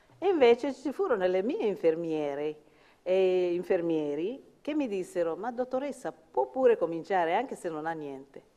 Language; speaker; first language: Italian; non-native, fluent; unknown